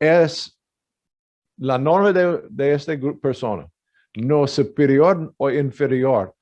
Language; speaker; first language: Spanish; non-native, fluent; English